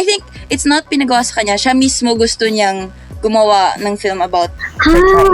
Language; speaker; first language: Filipino; non-native, local second language; Cebuano